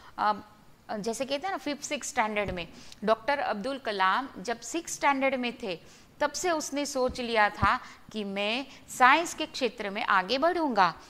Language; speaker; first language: Hindi; non-native, local second language; Gujarati